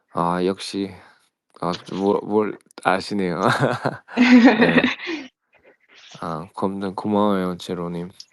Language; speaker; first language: Korean; early bilingual, heritage; Korean